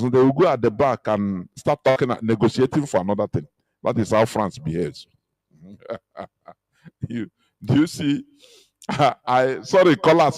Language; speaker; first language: English; non-native, local second language; Igbo